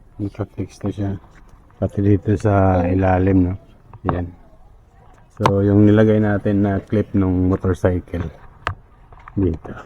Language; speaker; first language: Filipino; non-native, local second language; Cebuano